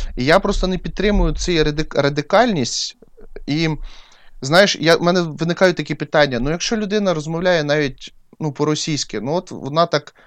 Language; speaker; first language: Ukrainian; non-native, local second language; Russian